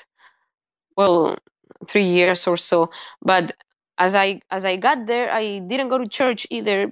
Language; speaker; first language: English; early bilingual, other home language; Spanish